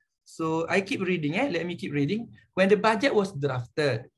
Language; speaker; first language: English; non-native, local second language; Malay